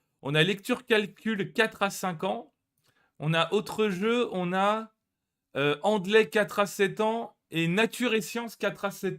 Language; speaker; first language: French; native; French